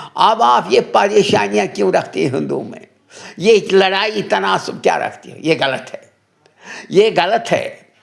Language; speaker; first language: Hindi; non-native, local second language; Kashmiri